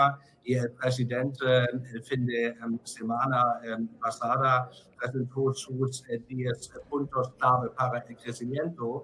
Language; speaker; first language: Spanish; non-native, fluent; German